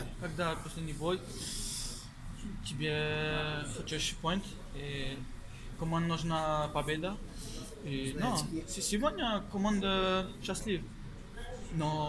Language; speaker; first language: Russian; non-native, learner; French